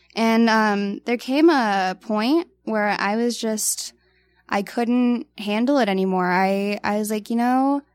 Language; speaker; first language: English; native; English